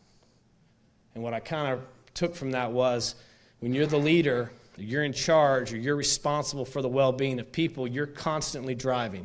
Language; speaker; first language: English; native; English